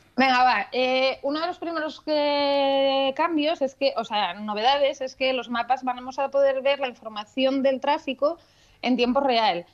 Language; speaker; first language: Spanish; native; Spanish